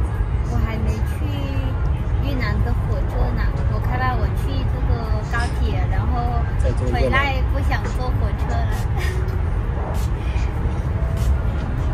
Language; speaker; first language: Chinese; non-native, learner; Vietnamese